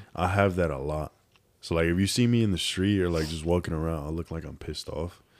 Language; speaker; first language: English; native; English